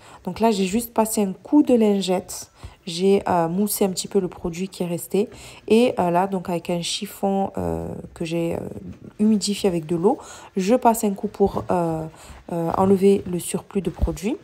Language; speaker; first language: French; native; French